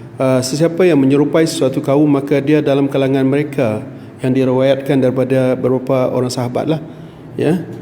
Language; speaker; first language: Malay; non-native, local second language; Iban